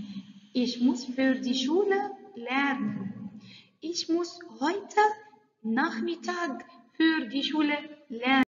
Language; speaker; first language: German; non-native, learner; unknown